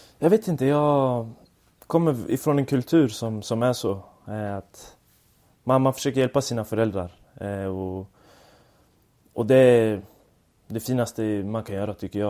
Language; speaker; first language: Swedish; early bilingual, other home language; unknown